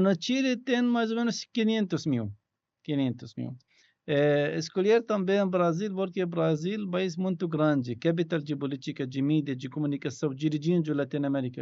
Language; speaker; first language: Portuguese; non-native, learner; Arabic